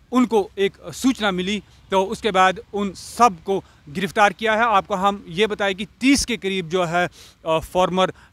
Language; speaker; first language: Hindi; non-native, local second language; Kashmiri